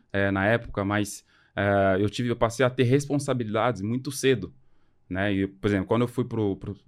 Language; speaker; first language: Portuguese; early bilingual, other home language; French